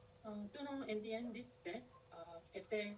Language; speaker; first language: Spanish; non-native, learner; English